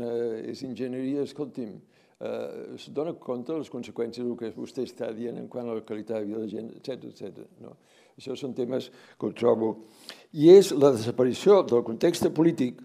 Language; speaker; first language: Catalan; native; Catalan